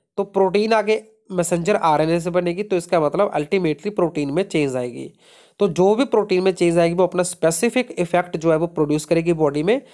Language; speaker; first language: Hindi; non-native, local second language; Punjabi